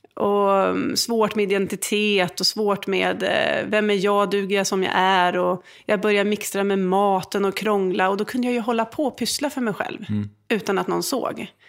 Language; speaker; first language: Swedish; native; Swedish